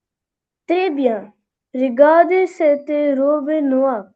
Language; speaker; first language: French; non-native, learner; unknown